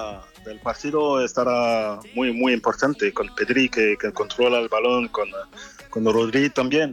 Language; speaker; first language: Spanish; non-native, fluent; French